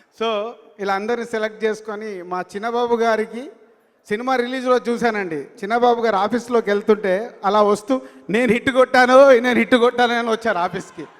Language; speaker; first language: Telugu; native; Telugu